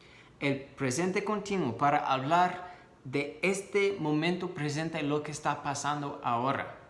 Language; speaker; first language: Spanish; non-native, fluent; English